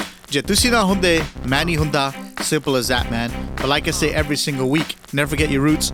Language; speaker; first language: English; early bilingual, other home language; Punjabi